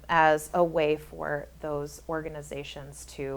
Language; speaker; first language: English; native; English